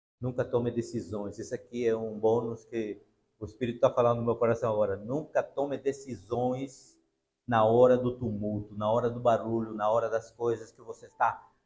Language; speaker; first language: Portuguese; non-native, fluent; Spanish